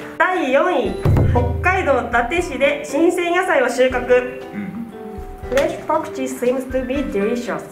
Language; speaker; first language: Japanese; native; Japanese